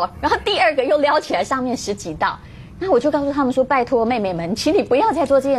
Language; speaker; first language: Chinese; native; Chinese